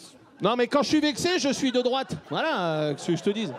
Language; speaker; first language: French; native; French